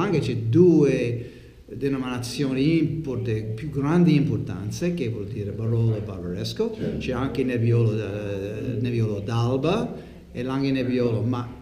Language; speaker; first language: Italian; non-native, learner; English